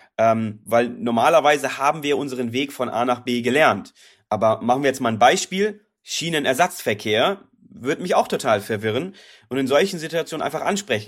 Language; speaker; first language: German; native; German